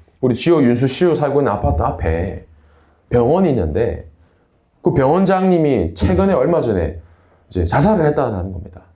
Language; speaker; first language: Korean; native; Korean